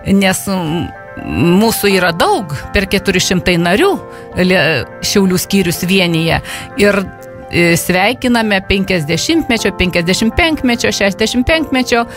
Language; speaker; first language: Lithuanian; native; Lithuanian